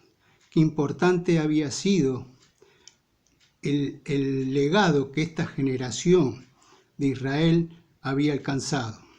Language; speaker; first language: Spanish; native; Spanish